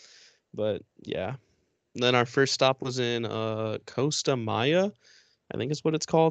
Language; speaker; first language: English; native; English